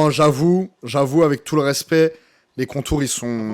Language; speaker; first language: French; native; French